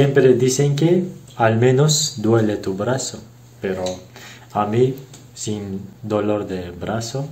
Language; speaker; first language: Spanish; non-native, learner; Turkish